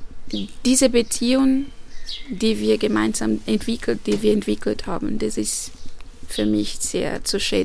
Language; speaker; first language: German; non-native, fluent; Portuguese